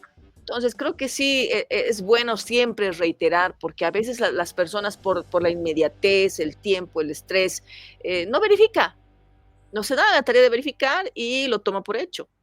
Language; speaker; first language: Spanish; native; Spanish